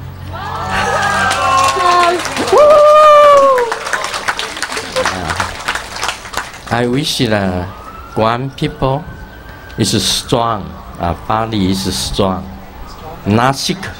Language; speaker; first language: English; non-native, learner; Chinese